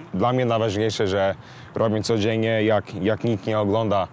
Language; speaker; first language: Polish; early bilingual, heritage; English